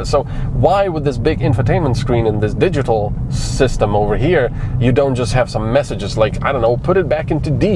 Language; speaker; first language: English; non-native, fluent; Slovenian